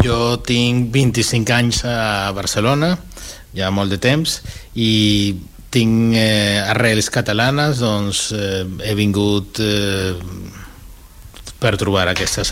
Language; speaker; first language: Catalan; non-native, learner; Spanish